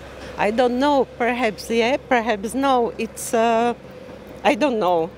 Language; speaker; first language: English; non-native, learner; Slovak